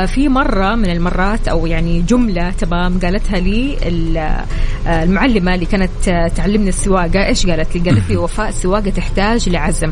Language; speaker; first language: Arabic; native; Arabic